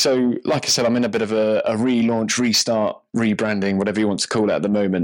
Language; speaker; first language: English; native; English